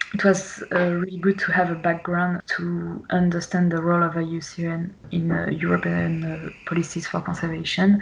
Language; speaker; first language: English; non-native, fluent; French